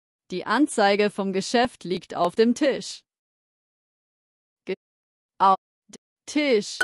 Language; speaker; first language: German; non-native, learner; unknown